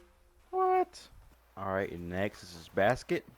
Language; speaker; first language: English; native; English